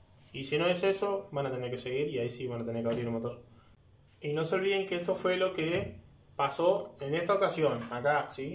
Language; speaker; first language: Spanish; native; Spanish